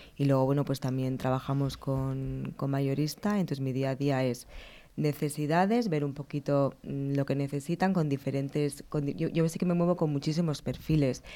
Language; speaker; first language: Spanish; native; Spanish